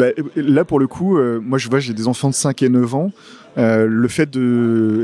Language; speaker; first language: French; native; French